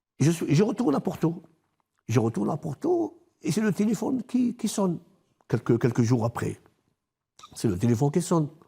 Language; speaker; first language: French; non-native, local second language; Arabic